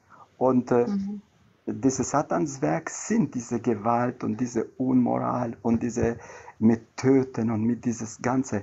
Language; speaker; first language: German; non-native, learner; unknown